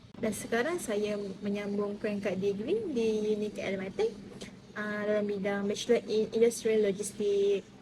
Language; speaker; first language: Malay; native; Malay